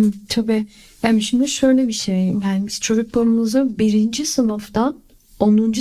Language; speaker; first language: Turkish; early bilingual, heritage; Turkish